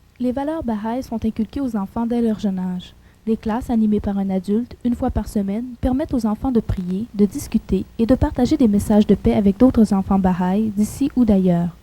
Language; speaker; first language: French; native; French